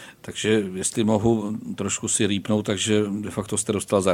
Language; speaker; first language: Czech; native; Czech